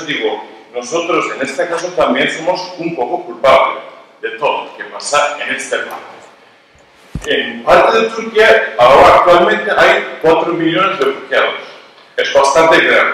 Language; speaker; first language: Spanish; non-native, learner; Turkish